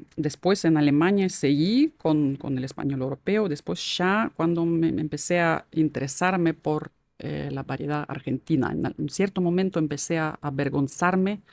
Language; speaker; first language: Spanish; non-native, fluent; Russian